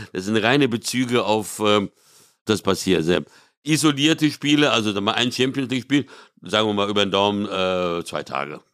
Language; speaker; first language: German; early bilingual, other home language; Hungarian